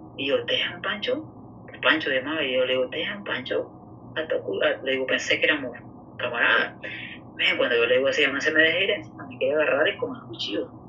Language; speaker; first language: Spanish; native; Spanish